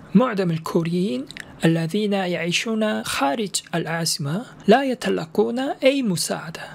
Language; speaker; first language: Arabic; non-native, fluent; Korean